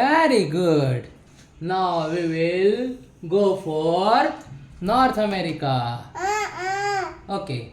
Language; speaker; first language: English; non-native, local second language; Gujarati